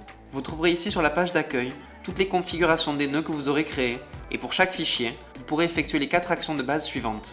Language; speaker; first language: French; native; French